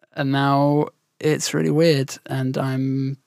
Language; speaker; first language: English; native; English